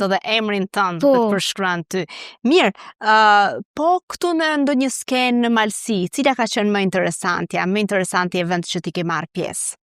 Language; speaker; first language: Albanian; native; Albanian